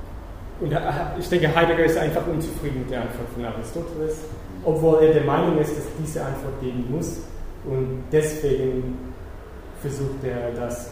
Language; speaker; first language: German; non-native, fluent; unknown